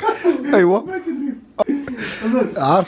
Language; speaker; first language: Arabic; native; Arabic